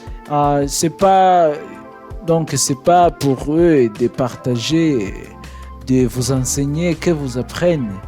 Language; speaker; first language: French; non-native, learner; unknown